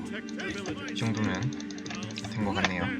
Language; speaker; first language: Korean; native; Korean